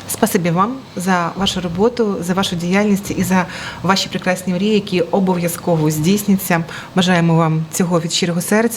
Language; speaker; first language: Ukrainian; native; Ukrainian